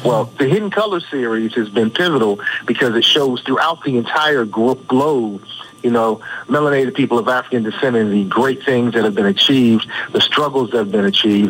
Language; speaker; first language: English; native; English